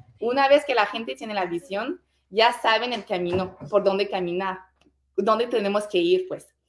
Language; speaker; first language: Spanish; non-native, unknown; French